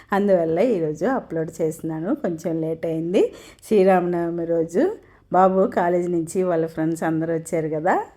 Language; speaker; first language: Telugu; non-native, local second language; Tamil